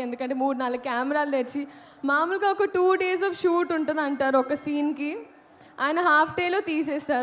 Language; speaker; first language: Telugu; non-native, fluent; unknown